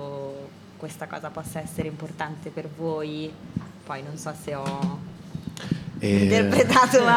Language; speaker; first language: Italian; native; Italian